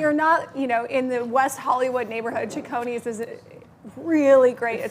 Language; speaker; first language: English; native; English